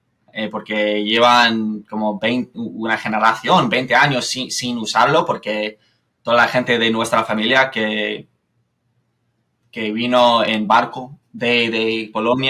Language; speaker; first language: Spanish; non-native, fluent; English